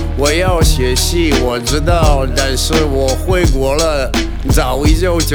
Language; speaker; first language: Chinese; non-native, learner; Russian